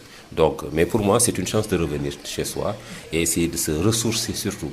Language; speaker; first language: French; non-native, local second language; Wolof